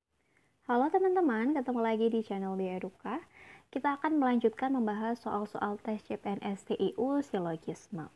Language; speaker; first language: Indonesian; native; Indonesian